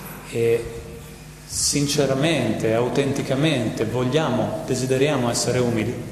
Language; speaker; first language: Italian; native; Italian